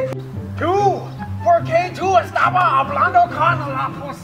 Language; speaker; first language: Spanish; non-native, learner; English